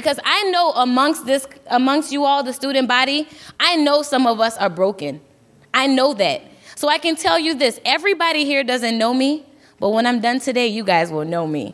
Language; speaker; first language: English; native; English